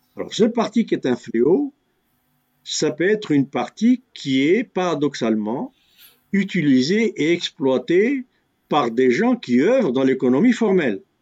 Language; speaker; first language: French; non-native, local second language; Kabyle